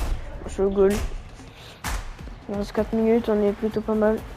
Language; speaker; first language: French; native; French